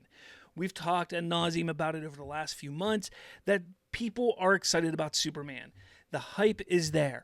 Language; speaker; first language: English; native; English